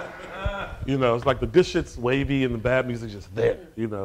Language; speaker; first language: English; native; English